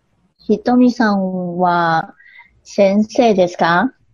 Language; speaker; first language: Japanese; non-native, learner; Chinese